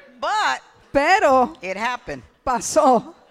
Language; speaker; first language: Spanish; early bilingual, heritage; English